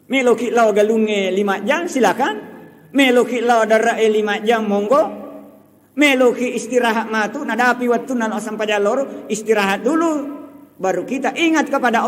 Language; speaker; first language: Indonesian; non-native, local second language; Buginese